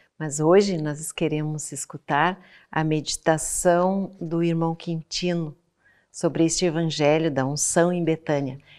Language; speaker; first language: Portuguese; native; Portuguese